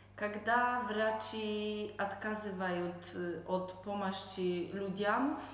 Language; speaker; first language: Russian; non-native, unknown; Polish